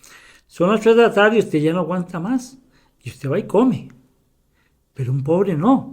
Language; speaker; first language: Spanish; native; Spanish